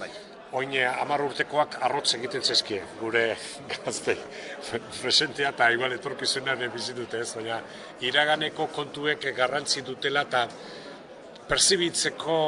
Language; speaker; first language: Basque; native; Basque